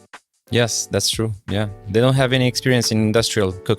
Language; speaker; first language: English; non-native, fluent; Romanian